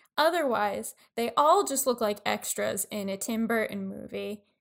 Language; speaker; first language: English; native; English